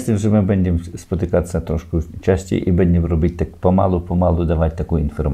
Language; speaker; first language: Polish; non-native, learner; Ukrainian